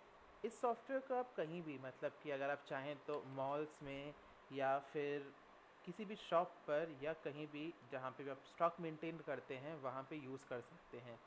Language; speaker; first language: Hindi; native; Hindi